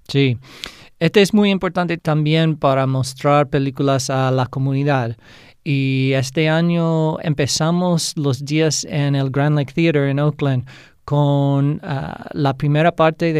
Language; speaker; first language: Spanish; non-native, fluent; English